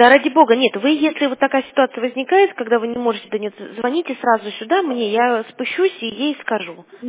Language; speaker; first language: Russian; native; Russian